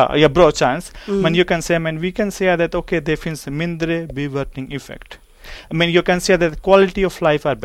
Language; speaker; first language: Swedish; non-native, learner; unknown